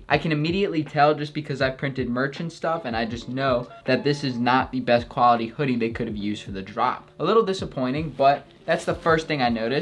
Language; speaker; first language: English; native; English